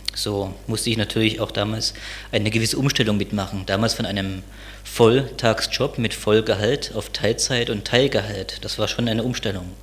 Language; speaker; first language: German; native; German